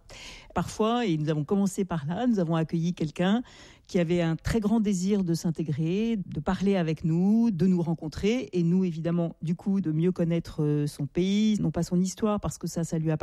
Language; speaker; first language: French; native; French